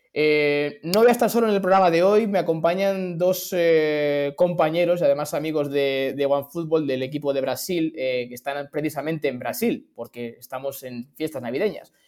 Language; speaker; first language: Spanish; native; Spanish